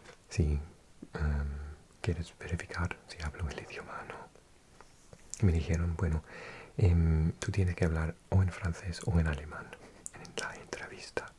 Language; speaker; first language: Spanish; non-native, fluent; English